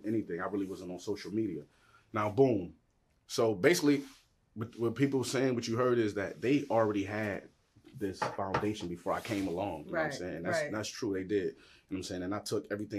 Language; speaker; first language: English; native; English